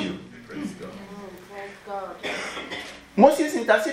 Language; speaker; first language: English; non-native, local second language; Yoruba